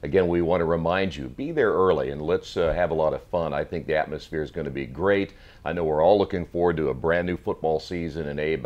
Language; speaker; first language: English; native; English